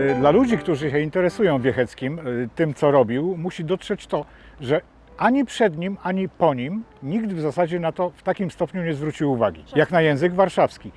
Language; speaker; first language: Polish; native; Polish